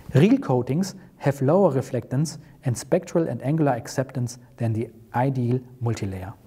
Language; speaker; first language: English; non-native, fluent; German